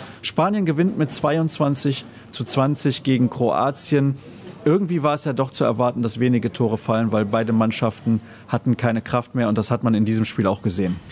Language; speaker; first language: German; native; German